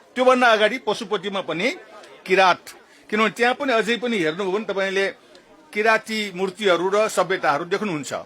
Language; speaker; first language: Nepali; non-native, local second language; Newari